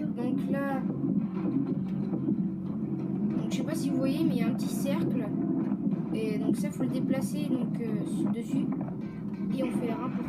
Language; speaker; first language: French; native; French